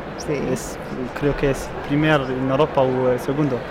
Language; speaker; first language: Spanish; non-native, learner; Arabic